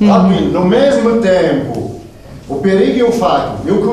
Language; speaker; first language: Spanish; non-native, learner; French